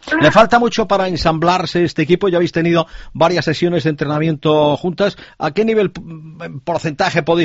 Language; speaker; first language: Spanish; native; Spanish